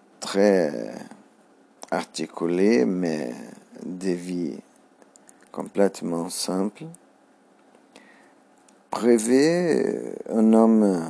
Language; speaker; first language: French; non-native, learner; Portuguese